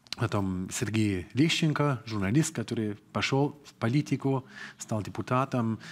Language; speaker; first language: Russian; non-native, fluent; German